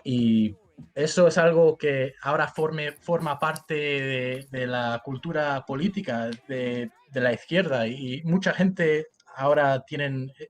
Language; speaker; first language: Spanish; early bilingual, heritage; Spanish